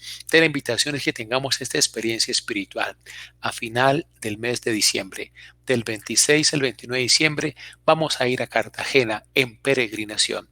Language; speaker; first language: Spanish; native; Spanish